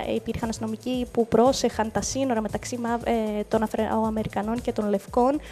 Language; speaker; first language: Greek; native; Greek